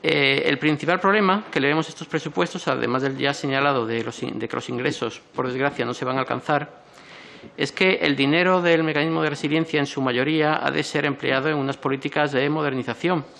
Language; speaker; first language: Spanish; native; Spanish